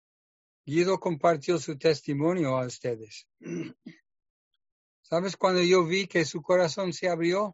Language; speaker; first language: Spanish; non-native, fluent; English